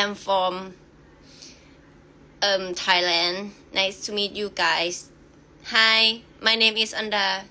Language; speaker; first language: English; non-native, learner; Thai